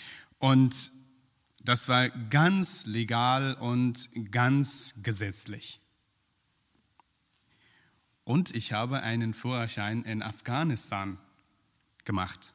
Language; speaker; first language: German; non-native, fluent; Persian